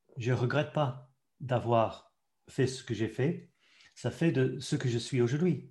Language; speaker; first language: French; non-native, fluent; English